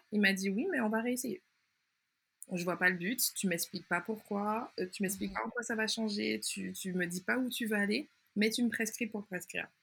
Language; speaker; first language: French; native; French